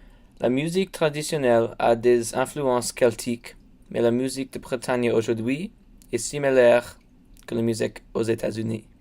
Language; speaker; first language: French; non-native, learner; English